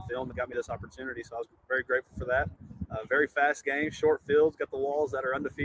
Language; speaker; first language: English; native; English